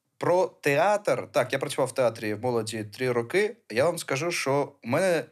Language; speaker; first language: Ukrainian; early bilingual, other home language; Armenian